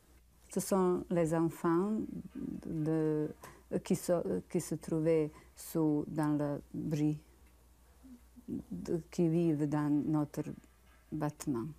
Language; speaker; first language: French; non-native, learner; Bosnian